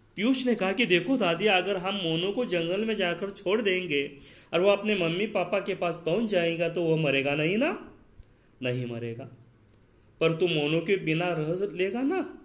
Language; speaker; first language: Hindi; non-native, local second language; Marathi